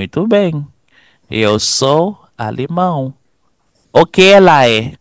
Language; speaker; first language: Portuguese; non-native, fluent; Haitian Creole